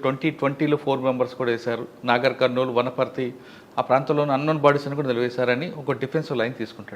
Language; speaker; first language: Telugu; native; Telugu